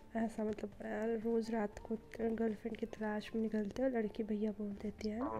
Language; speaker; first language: Hindi; native; Hindi